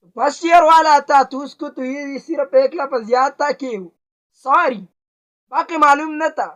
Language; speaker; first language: Urdu; non-native, local second language; Pashto